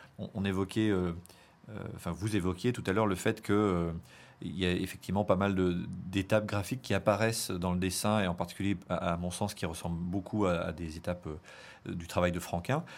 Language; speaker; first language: French; native; French